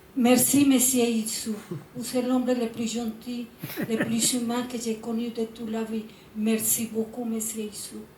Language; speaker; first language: French; non-native, fluent; Spanish